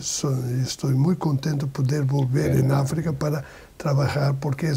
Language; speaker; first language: Spanish; non-native, learner; Portuguese